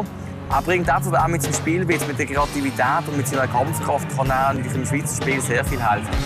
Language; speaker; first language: German; native; German